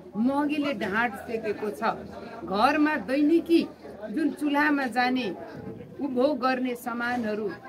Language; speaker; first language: Nepali; non-native, local second language; Maithili